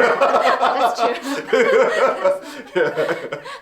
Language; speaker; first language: English; non-native, learner; Chinese